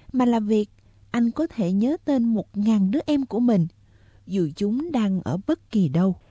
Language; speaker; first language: Vietnamese; native; Vietnamese